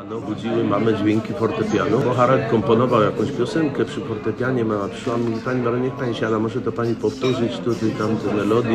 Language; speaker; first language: Polish; native; Polish